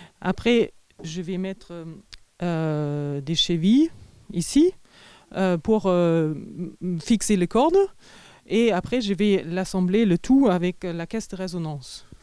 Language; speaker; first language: French; non-native, fluent; German